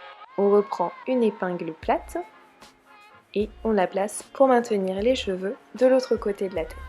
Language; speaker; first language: French; native; French